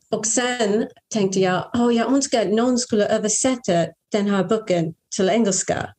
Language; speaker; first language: Swedish; non-native, fluent; English